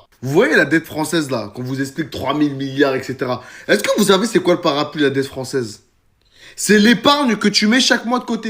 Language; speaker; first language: French; native; French